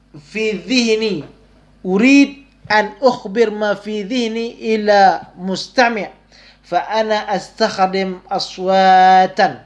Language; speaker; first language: Arabic; non-native, fluent; Indonesian